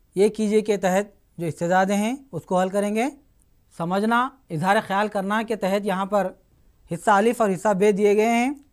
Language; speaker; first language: Urdu; native; Urdu